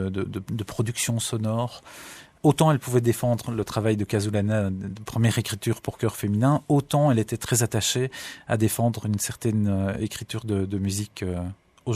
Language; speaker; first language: French; native; French